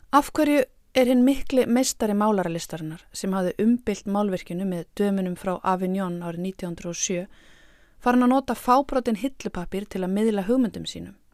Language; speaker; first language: Icelandic; native; Icelandic